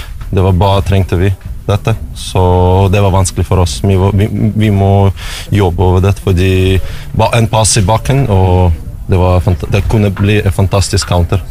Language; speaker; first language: Norwegian; non-native, fluent; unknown